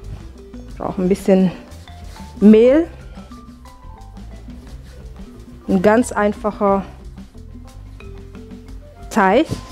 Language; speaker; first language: German; non-native, fluent; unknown